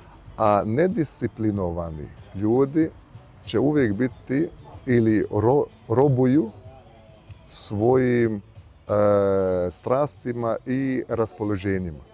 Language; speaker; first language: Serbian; early bilingual, heritage; Bosnian